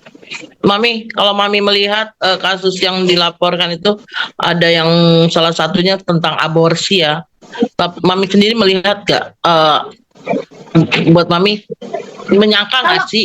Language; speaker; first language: Indonesian; native; Indonesian